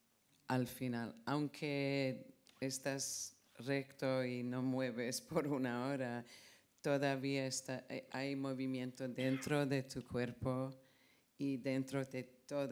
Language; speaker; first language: Spanish; non-native, fluent; English